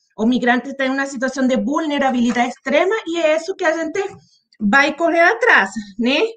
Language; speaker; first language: Portuguese; non-native, fluent; Spanish